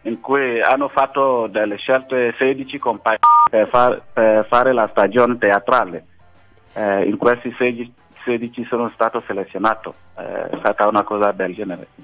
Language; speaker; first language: Italian; non-native, fluent; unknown